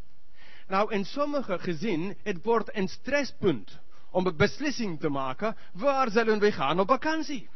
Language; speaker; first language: Dutch; non-native, learner; English